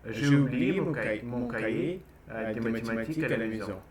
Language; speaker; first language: French; non-native, learner; Russian